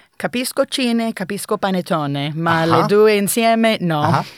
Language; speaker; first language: Italian; non-native, learner; English